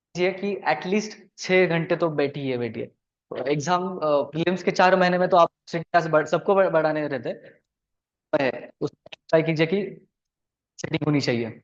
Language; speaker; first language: Hindi; non-native, local second language; Marathi